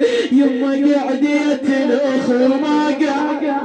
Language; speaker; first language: Arabic; native; Arabic